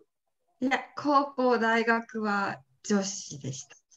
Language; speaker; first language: Japanese; non-native, learner; Indonesian